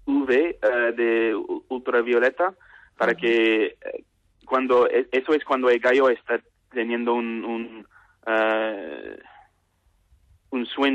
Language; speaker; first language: Spanish; non-native, learner; English